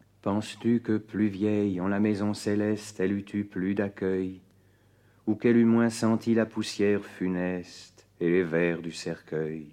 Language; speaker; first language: French; native; French